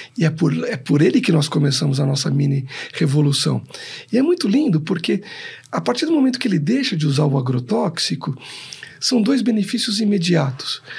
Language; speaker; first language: Portuguese; native; Portuguese